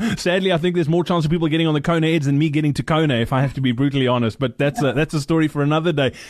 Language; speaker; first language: English; native; English